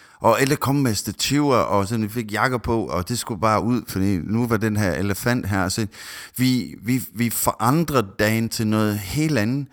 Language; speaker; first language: Danish; non-native, fluent; English